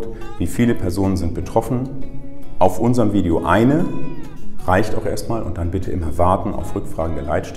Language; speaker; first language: German; native; German